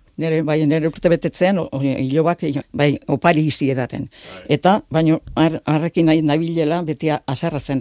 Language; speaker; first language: Basque; native; Basque